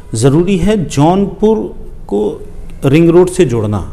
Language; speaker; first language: Hindi; native; Hindi